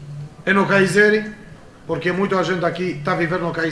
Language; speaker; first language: Portuguese; non-native, fluent; Romanian